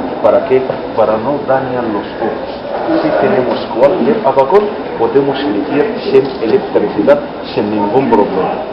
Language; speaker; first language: Spanish; non-native, fluent; Arabic